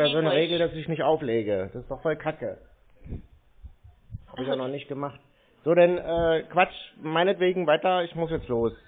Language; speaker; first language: German; native; German